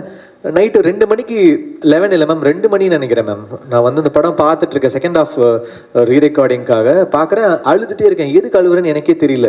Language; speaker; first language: Tamil; native; Tamil